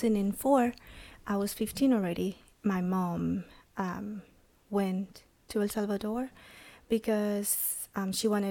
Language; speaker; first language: English; non-native, fluent; Spanish